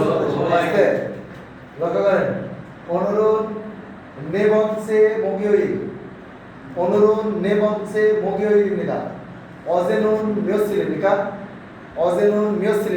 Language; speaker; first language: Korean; non-native, learner; Bangla